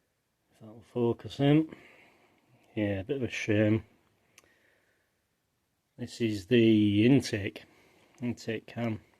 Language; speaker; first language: English; native; English